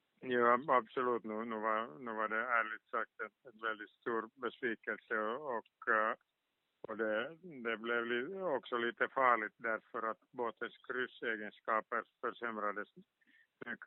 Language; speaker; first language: Swedish; non-native, local second language; Finnish